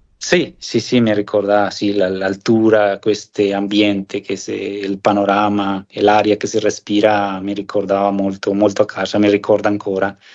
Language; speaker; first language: Italian; non-native, fluent; Spanish